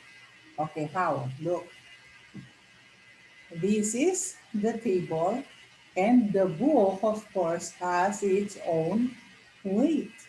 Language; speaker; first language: English; non-native, local second language; Filipino